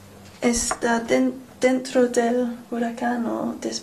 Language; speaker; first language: Spanish; non-native, learner; English